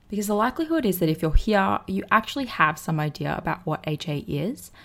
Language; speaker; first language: English; native; English